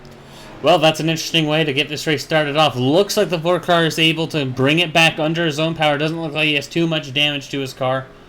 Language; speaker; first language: English; native; English